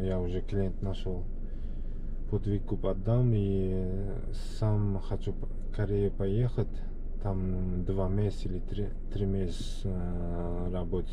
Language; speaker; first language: Russian; non-native, fluent; Uzbek